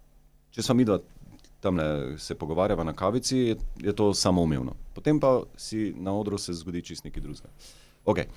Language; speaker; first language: Slovenian; native; Slovenian